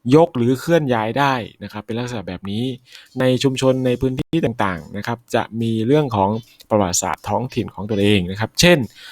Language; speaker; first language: Thai; native; Thai